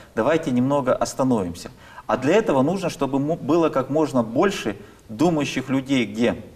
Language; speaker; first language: Russian; native; Russian